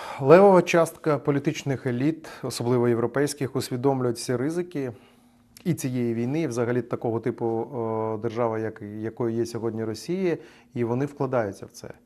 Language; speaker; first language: Ukrainian; native; Ukrainian